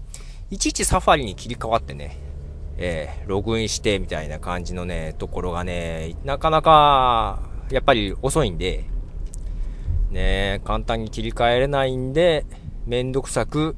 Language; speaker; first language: Japanese; native; Japanese